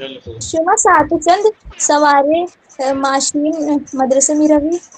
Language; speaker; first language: Persian; non-native, learner; Urdu